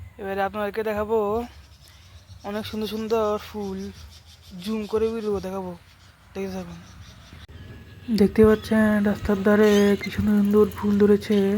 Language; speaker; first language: Bangla; native; Bangla